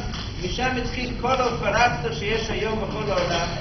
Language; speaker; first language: Hebrew; non-native, fluent; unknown